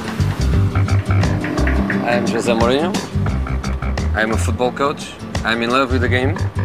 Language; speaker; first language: English; non-native, fluent; Portuguese